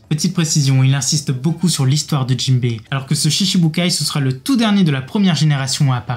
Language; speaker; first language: French; native; French